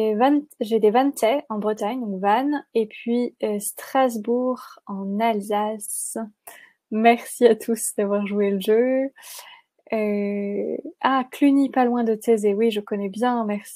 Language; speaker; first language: French; native; French